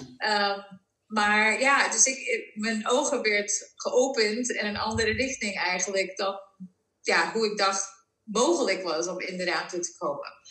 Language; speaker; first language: Dutch; non-native, fluent; English